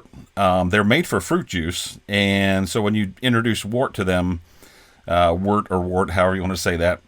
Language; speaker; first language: English; native; English